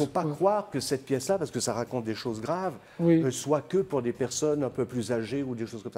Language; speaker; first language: French; native; French